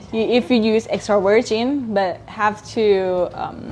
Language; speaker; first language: English; non-native, learner; Thai